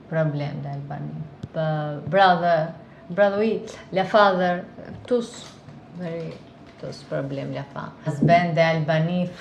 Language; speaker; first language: French; non-native, learner; Albanian